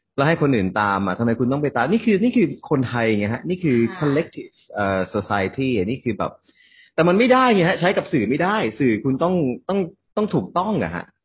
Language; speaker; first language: Thai; native; Thai